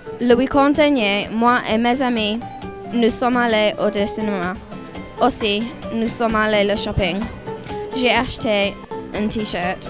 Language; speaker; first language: French; non-native, learner; English